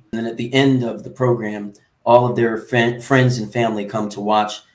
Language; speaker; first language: English; native; English